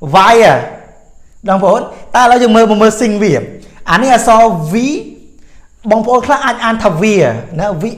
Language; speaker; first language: Khmer; native; Khmer